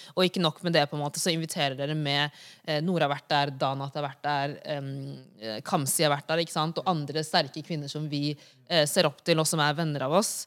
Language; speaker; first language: Norwegian; early bilingual, other home language; Wolof